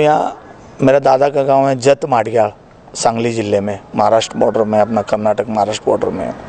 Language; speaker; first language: Hindi; native; Hindi